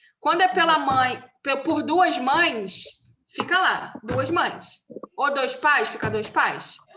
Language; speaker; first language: Portuguese; native; Portuguese